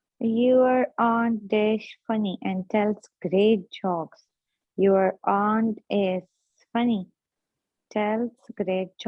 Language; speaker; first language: English; non-native, learner; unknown